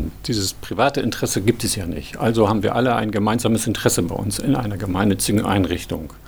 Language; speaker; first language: German; native; German